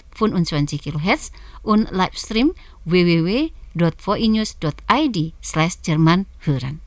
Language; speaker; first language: German; non-native, fluent; Indonesian